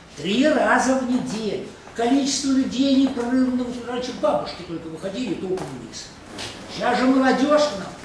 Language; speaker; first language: Russian; native; Russian